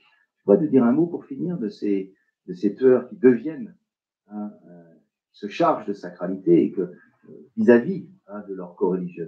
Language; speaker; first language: French; native; French